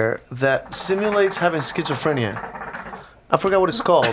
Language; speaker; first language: English; non-native, fluent; Spanish